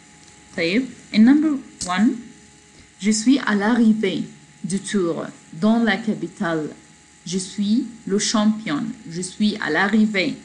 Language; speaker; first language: French; non-native, fluent; Arabic